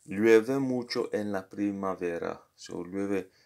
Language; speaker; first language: Spanish; non-native, learner; Morisyen